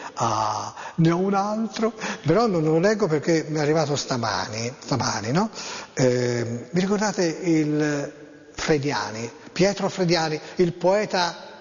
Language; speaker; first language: Italian; native; Italian